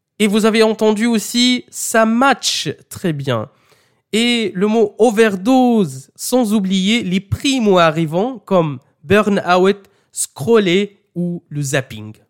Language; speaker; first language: French; non-native, fluent; Arabic